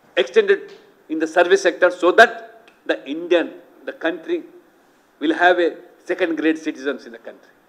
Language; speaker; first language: English; non-native, local second language; Telugu